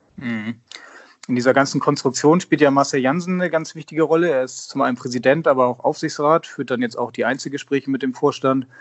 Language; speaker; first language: German; native; German